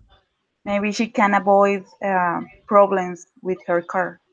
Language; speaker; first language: English; non-native, learner; Spanish